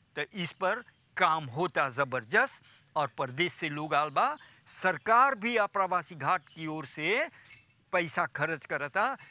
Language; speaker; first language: Bhojpuri; native; Bhojpuri